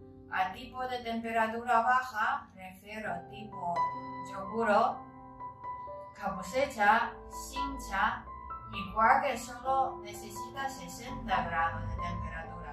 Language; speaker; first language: Spanish; non-native, learner; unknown